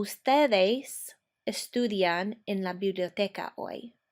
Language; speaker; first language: Spanish; non-native, fluent; English